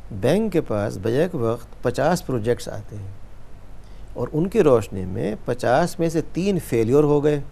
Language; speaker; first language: Urdu; native; Urdu